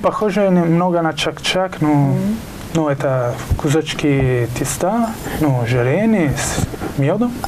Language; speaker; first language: Russian; non-native, learner; Italian